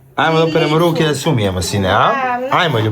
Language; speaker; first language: Croatian; native; Croatian